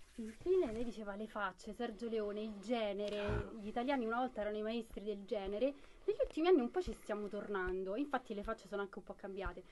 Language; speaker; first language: Italian; native; Italian